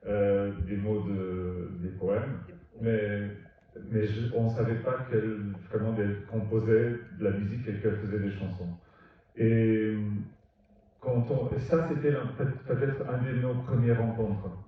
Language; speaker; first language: French; non-native, fluent; Portuguese